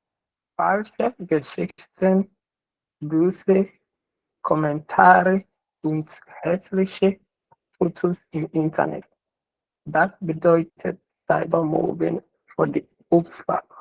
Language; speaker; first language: German; non-native, learner; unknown